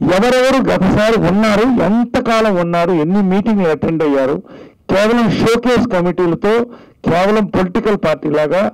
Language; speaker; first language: Telugu; native; Telugu